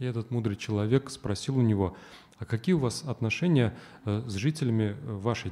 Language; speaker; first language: Russian; native; Russian